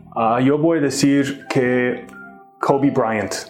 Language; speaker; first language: Spanish; non-native, fluent; English